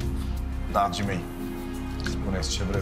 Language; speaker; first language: Romanian; native; Romanian